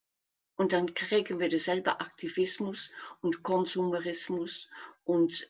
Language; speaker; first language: German; non-native, fluent; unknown